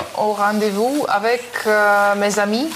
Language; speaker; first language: French; non-native, learner; Russian